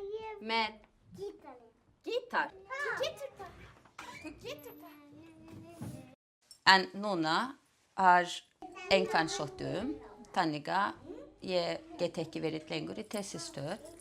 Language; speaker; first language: Icelandic; non-native, fluent; Turkish